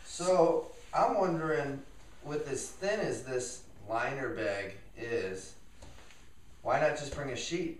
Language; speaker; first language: English; native; English